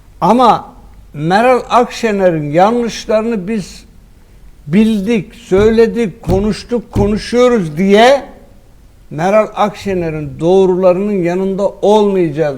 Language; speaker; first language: Turkish; native; Turkish